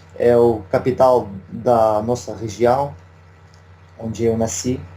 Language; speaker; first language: Portuguese; non-native, learner; Russian